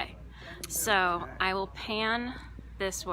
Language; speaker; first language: English; native; English